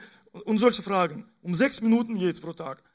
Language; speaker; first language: German; non-native, fluent; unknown